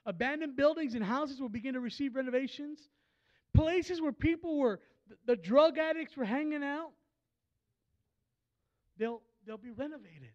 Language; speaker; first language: English; native; English